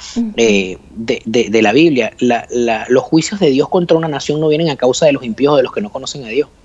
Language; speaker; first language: Spanish; native; Spanish